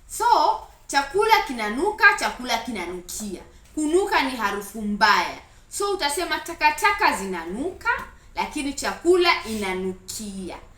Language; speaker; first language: Swahili; native; Swahili